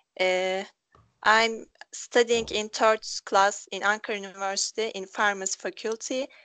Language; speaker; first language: English; non-native, local second language; Turkish